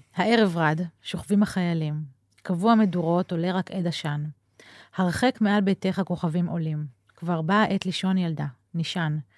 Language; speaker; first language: Hebrew; native; Hebrew